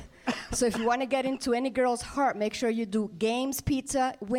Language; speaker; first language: English; non-native, fluent; Spanish